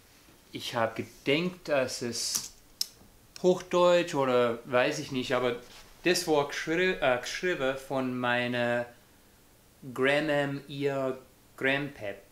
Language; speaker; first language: German; non-native, fluent; English